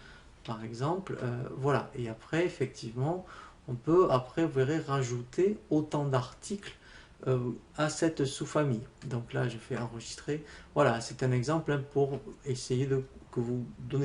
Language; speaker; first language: French; native; French